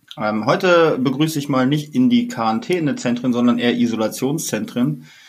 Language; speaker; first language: German; native; German